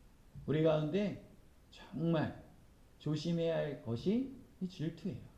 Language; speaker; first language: Korean; native; Korean